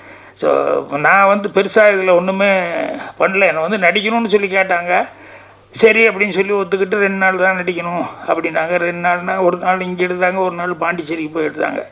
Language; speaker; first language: Tamil; native; Tamil